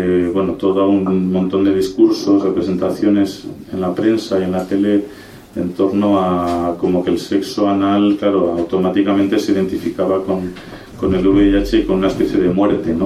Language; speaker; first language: Spanish; native; Spanish